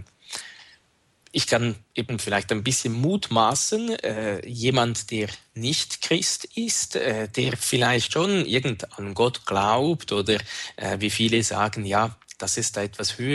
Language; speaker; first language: German; native; German